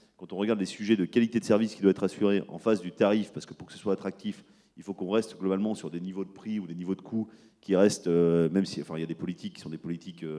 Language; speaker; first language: French; native; French